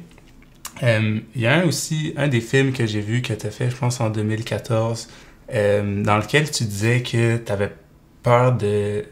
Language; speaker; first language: French; native; French